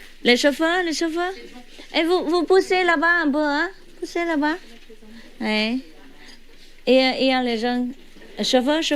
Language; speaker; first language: French; non-native, learner; Vietnamese